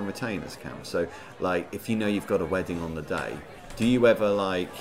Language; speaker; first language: English; native; English